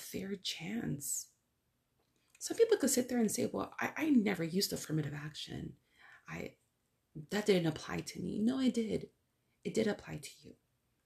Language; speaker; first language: English; early bilingual, other home language; Spanish